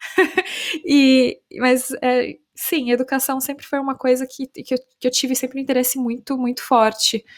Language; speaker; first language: Portuguese; native; Portuguese